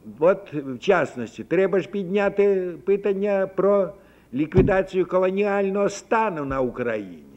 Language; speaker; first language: Ukrainian; native; Ukrainian